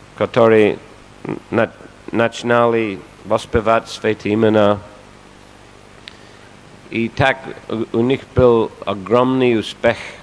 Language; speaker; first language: Russian; non-native, fluent; English